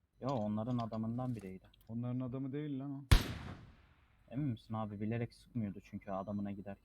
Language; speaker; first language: Turkish; native; Turkish